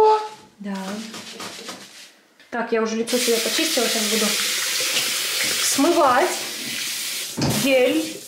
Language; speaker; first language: Russian; native; Russian